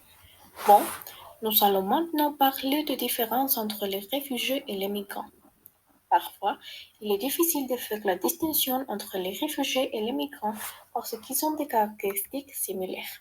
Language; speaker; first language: French; non-native, learner; Spanish